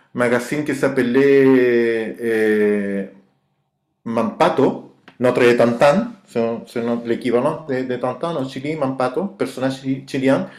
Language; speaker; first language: French; non-native, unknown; Spanish